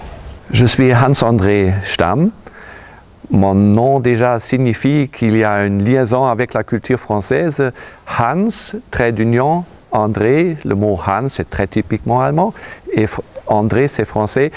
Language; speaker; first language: French; non-native, fluent; German